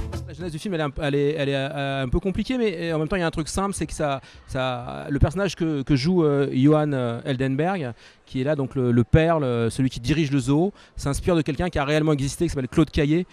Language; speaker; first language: French; native; French